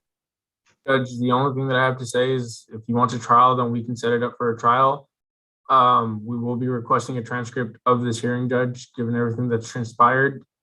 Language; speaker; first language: English; native; English